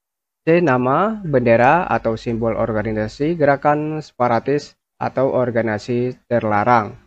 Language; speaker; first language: Indonesian; native; Indonesian